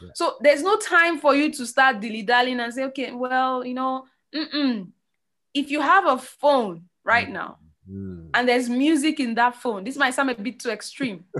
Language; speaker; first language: English; non-native, local second language; Igbo